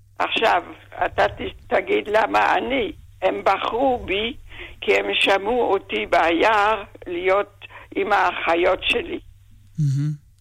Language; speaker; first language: Hebrew; non-native, fluent; German